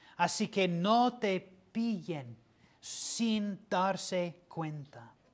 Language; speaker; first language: Spanish; non-native, fluent; English